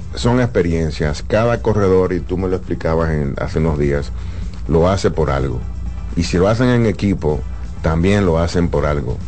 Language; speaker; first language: Spanish; native; Spanish